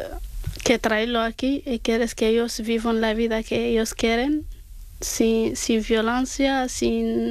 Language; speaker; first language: Spanish; non-native, learner; Arabic